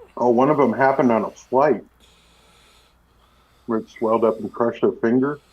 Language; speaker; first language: English; native; English